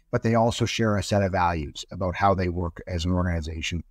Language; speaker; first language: English; native; English